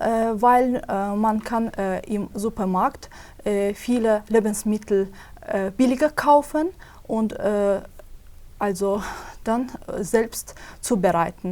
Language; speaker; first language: German; non-native, fluent; Azerbaijani